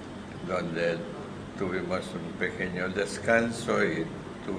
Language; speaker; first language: Spanish; non-native, fluent; Hungarian